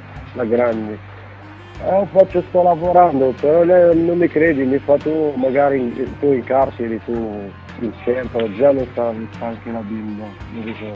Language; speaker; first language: Italian; non-native, learner; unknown